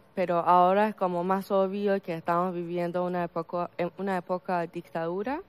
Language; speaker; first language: Spanish; non-native, fluent; Persian